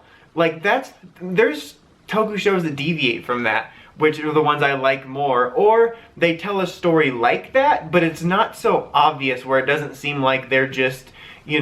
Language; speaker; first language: English; native; English